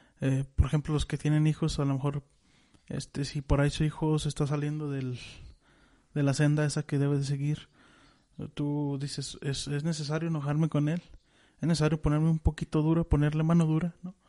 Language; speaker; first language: Spanish; native; Spanish